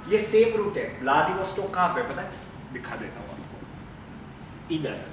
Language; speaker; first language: Hindi; non-native, local second language; Gujarati